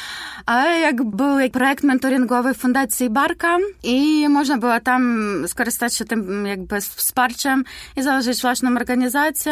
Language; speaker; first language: Polish; non-native, learner; Ukrainian